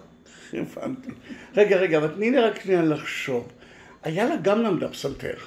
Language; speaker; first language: Hebrew; native; Hebrew